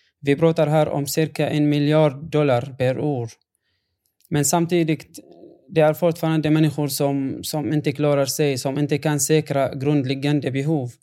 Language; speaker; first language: Swedish; non-native, fluent; Arabic